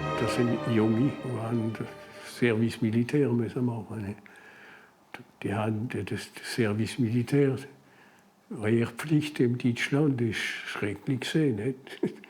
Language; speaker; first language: German; non-native, local second language; Swiss German